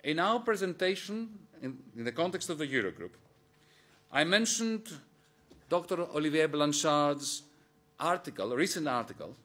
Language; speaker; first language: English; non-native, fluent; Greek